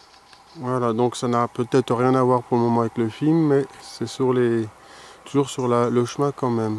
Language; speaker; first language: French; native; French